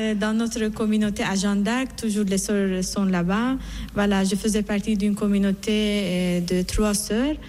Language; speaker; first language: French; non-native, fluent; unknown